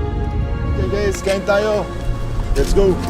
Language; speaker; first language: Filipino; non-native, learner; Arabic